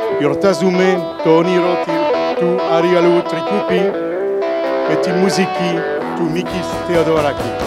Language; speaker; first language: Greek; non-native, learner; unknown